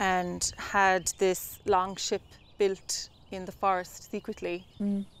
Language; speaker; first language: English; native; English